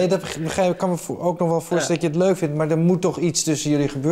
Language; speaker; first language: Dutch; native; Dutch